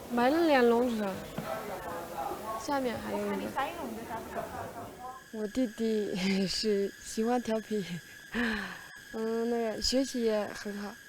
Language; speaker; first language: Chinese; non-native, local second language; Tibetan